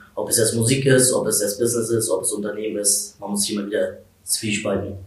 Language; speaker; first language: German; early bilingual, other home language; Arabic